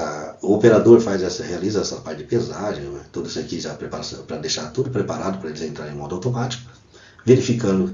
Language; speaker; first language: Portuguese; native; Portuguese